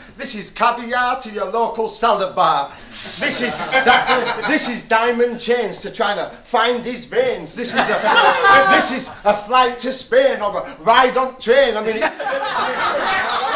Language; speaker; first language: English; native; English